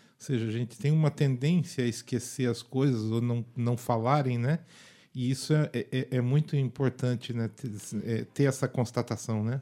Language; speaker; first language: Portuguese; native; Portuguese